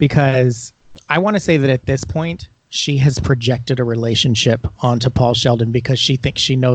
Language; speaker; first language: English; native; English